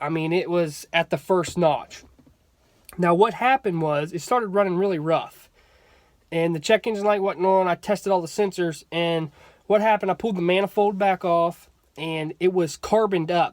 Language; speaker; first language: English; native; English